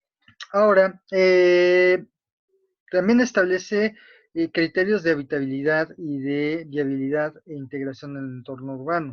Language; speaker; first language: Spanish; native; Spanish